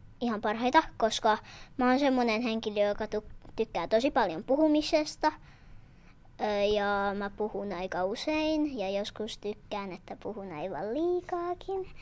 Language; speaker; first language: Finnish; non-native, local second language; Swedish